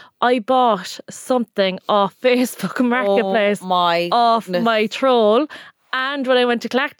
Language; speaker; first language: English; native; English